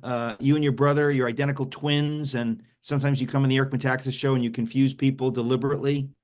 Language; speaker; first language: English; native; English